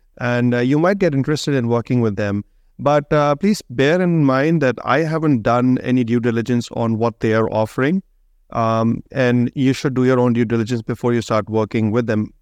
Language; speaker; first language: English; non-native, local second language; Hindi